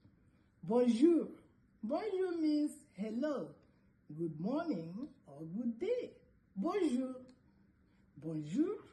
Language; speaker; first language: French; non-native, fluent; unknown